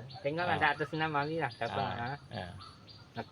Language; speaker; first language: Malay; non-native, local second language; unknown